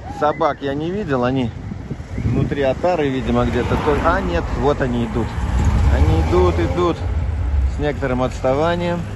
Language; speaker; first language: Russian; non-native, local second language; Tajik